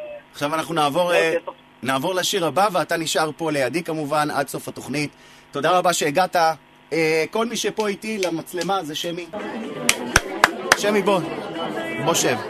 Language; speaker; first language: Hebrew; native; Hebrew